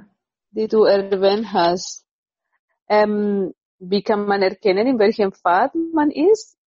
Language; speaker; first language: German; non-native, fluent; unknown